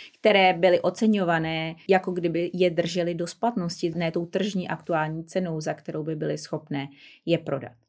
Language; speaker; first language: Czech; native; Czech